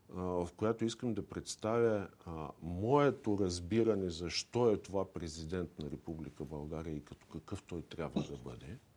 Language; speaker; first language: Bulgarian; native; Bulgarian